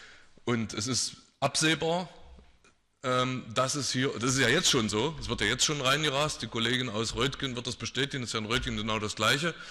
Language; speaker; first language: German; native; German